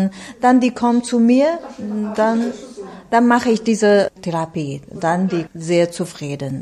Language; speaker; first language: German; non-native, learner; Chinese